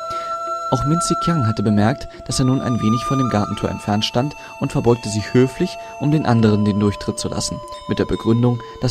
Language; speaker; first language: German; native; German